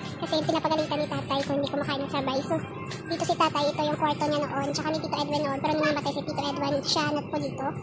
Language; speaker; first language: Filipino; non-native, local second language; Hiligaynon